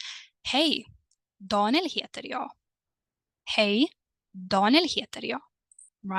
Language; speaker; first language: Swedish; non-native, fluent; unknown